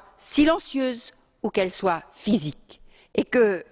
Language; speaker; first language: French; native; French